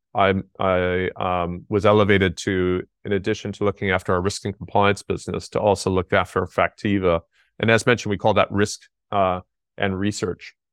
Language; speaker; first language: English; native; English